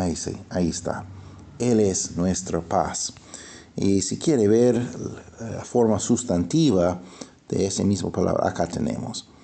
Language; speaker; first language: Spanish; non-native, fluent; English